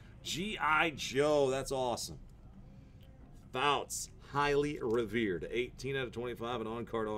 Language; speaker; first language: English; native; English